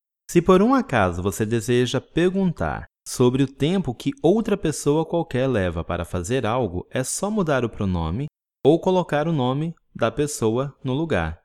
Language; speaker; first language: Portuguese; native; Portuguese